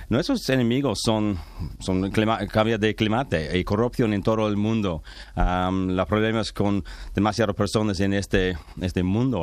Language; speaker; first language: Spanish; non-native, learner; English